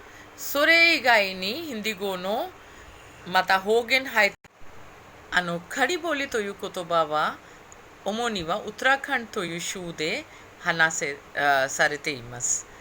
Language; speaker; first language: Japanese; non-native, fluent; Hindi